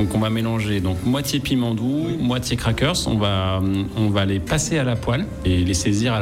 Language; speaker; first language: French; native; French